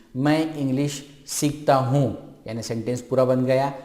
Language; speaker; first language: Hindi; non-native, local second language; Marathi